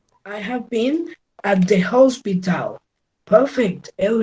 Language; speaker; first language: English; non-native, learner; Spanish